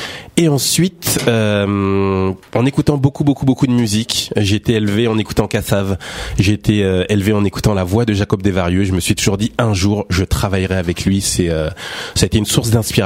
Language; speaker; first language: French; native; French